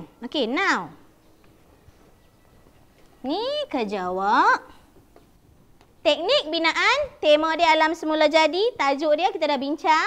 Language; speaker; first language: Malay; native; Malay